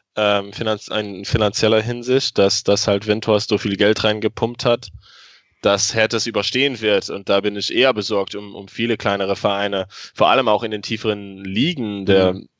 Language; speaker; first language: German; non-native, local second language; Luxembourgish